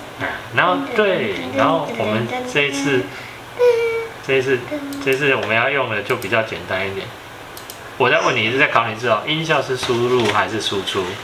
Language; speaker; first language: Chinese; native; Chinese